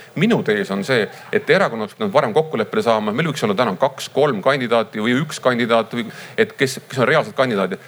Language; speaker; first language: Estonian; native; Estonian